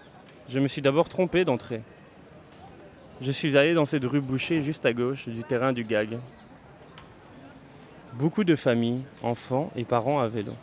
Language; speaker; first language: French; native; French